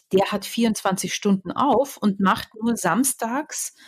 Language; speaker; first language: German; native; German